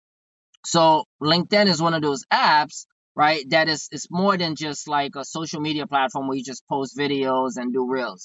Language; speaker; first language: English; non-native, fluent; Haitian Creole